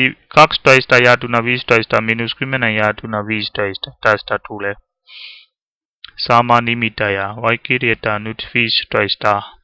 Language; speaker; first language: Finnish; non-native, learner; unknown